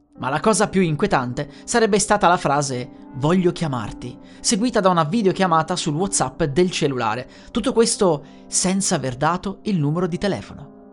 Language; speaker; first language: Italian; native; Italian